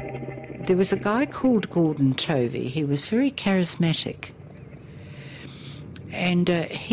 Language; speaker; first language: English; native; English